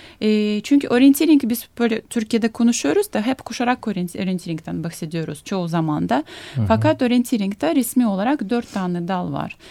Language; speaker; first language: Turkish; non-native, fluent; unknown